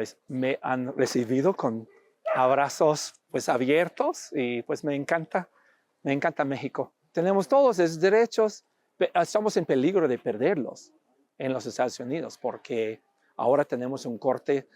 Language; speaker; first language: Spanish; non-native, fluent; English